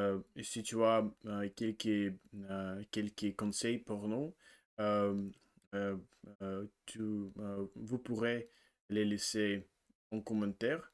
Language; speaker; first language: French; non-native, learner; Russian